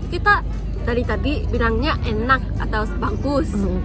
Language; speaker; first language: Indonesian; non-native, fluent; Japanese